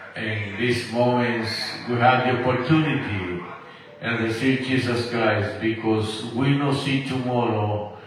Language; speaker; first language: English; non-native, learner; Spanish